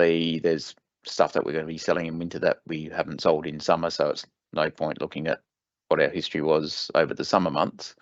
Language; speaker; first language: English; native; English